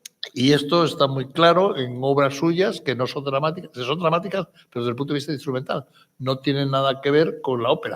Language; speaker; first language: Spanish; native; Spanish